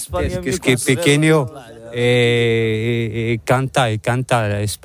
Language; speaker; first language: Spanish; non-native, learner; Arabic